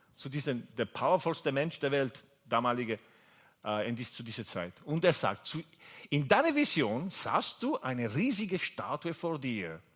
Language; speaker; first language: German; non-native, fluent; Italian